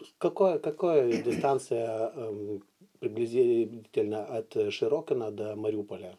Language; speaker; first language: Russian; non-native, fluent; Lithuanian